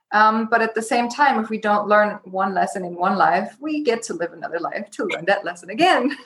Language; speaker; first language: English; non-native, fluent; German